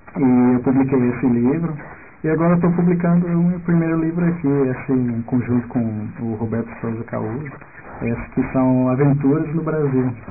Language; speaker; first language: Portuguese; non-native, fluent; English